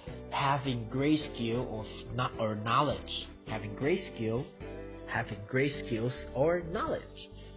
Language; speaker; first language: English; non-native, fluent; Chinese